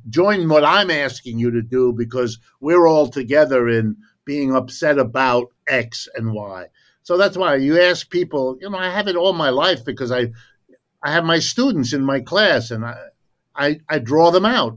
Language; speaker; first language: English; early bilingual, other home language; German